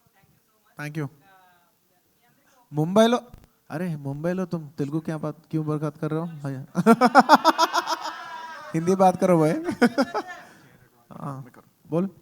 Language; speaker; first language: Hindi; non-native, local second language; Telugu